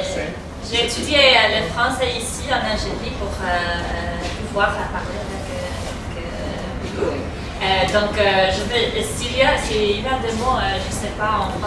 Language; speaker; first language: French; non-native, fluent; English